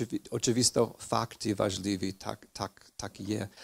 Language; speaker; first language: Ukrainian; non-native, fluent; English